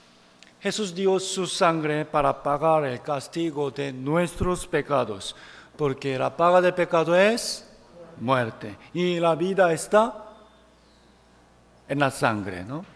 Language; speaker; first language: Spanish; non-native, fluent; Korean